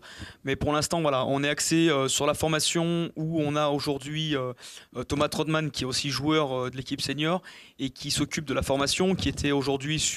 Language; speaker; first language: French; native; French